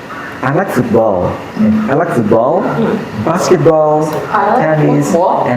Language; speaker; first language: English; non-native, fluent; Indonesian